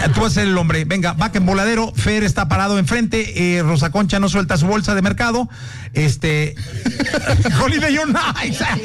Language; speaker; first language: Spanish; native; Spanish